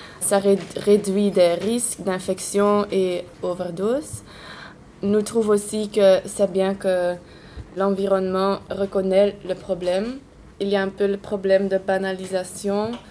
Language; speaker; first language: French; non-native, local second language; Dutch